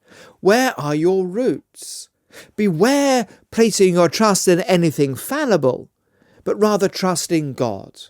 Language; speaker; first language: English; native; English